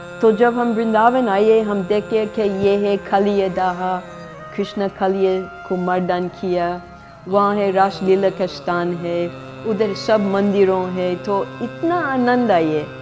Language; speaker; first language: Hindi; non-native, fluent; English